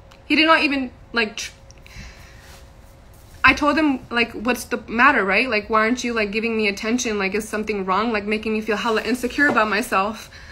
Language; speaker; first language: English; early bilingual, other home language; Punjabi